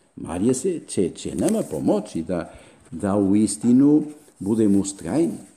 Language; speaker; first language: Croatian; non-native, fluent; Spanish